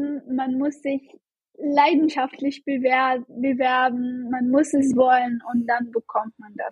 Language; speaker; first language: German; non-native, fluent; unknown